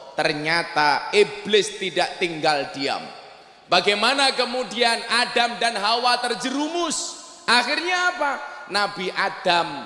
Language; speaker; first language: Indonesian; non-native, local second language; Javanese